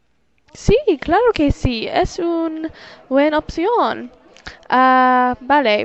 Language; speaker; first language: Spanish; non-native, learner; English